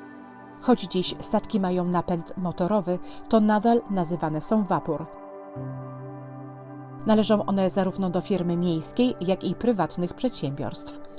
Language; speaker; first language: Polish; native; Polish